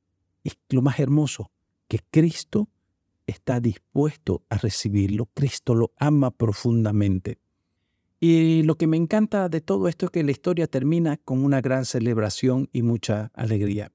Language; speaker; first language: Spanish; native; Spanish